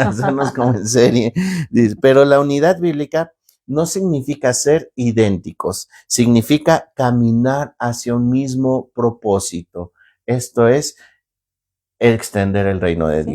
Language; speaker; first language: Spanish; native; Spanish